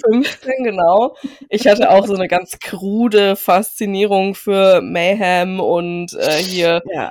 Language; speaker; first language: German; early bilingual, other home language; Turkish